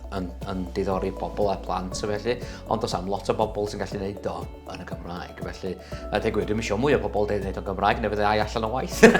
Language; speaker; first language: Welsh; non-native, local second language; English